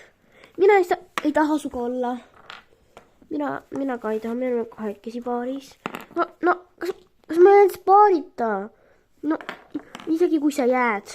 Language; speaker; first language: Estonian; non-native, local second language; Russian